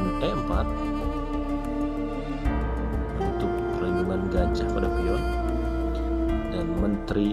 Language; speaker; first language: Indonesian; native; Indonesian